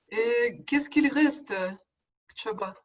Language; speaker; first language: French; non-native, learner; Russian